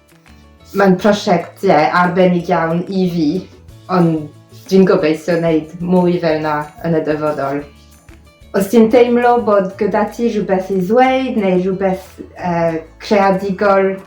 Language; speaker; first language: Welsh; non-native, fluent; French